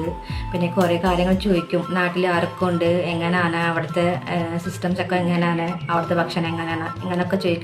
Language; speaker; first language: Malayalam; non-native, local second language; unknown